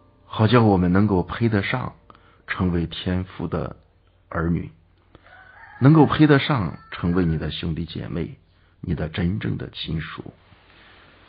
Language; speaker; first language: Chinese; native; Chinese